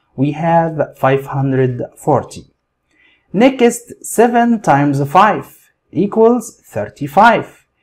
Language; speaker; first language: English; non-native, fluent; Arabic